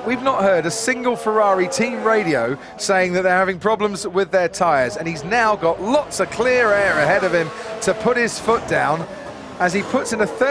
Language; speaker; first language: English; native; English